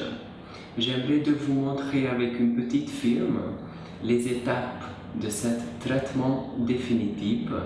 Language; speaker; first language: French; non-native, fluent; Hungarian